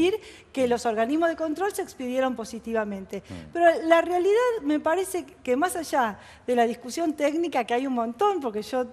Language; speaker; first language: Spanish; native; Spanish